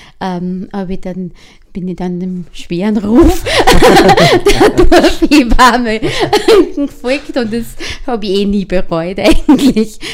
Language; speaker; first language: German; native; German